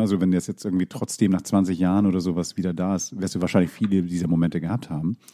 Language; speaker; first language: German; native; German